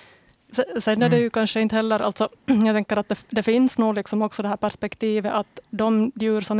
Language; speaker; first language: Swedish; native; Swedish